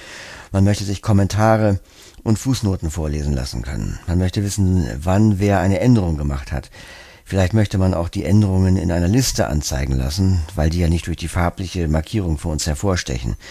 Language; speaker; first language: German; native; German